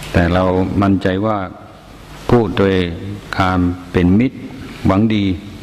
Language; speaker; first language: Thai; non-native, fluent; English